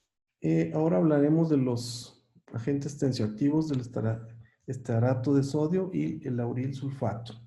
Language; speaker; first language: Spanish; native; Spanish